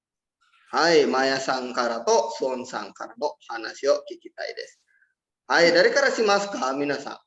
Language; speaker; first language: Japanese; non-native, fluent; Indonesian